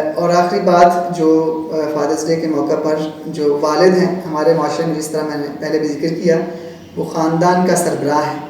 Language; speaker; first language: Urdu; non-native, local second language; Punjabi